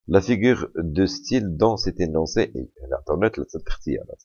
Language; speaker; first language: French; non-native, local second language; Arabic